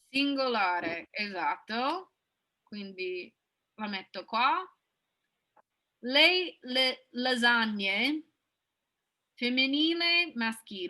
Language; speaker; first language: Italian; non-native, fluent; English